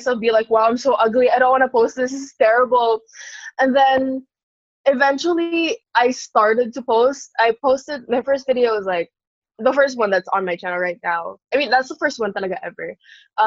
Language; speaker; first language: English; non-native, local second language; Filipino